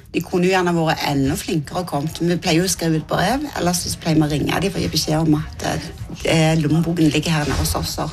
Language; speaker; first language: Norwegian; native; Norwegian